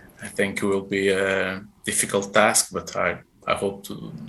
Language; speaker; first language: English; non-native, fluent; Portuguese